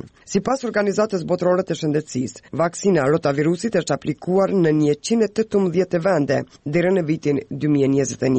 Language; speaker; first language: Albanian; native; Albanian